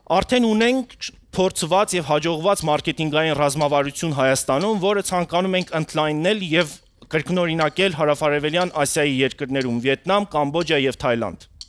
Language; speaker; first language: Armenian; native; Armenian